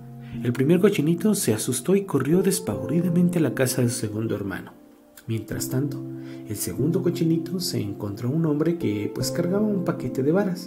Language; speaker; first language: Spanish; native; Spanish